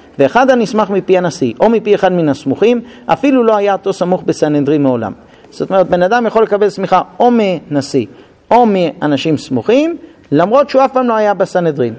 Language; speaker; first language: Hebrew; non-native, fluent; English